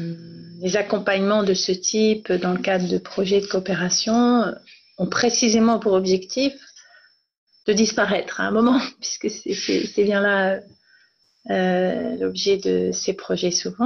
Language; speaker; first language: French; native; French